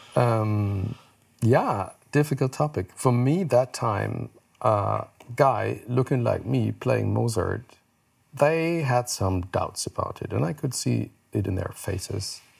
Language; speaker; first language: English; non-native, fluent; German